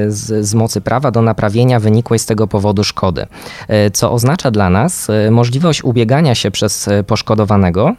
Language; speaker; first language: Polish; native; Polish